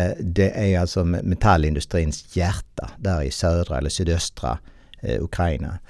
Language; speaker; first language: Swedish; native; Swedish